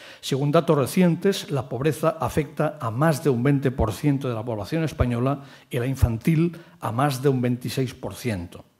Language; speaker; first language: Spanish; non-native, local second language; Catalan